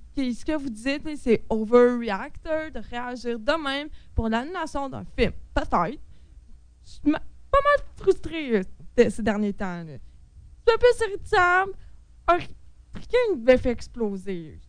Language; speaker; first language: French; native; French